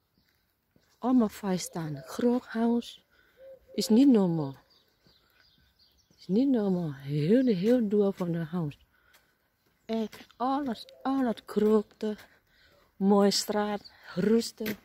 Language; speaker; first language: Dutch; non-native, learner; Thai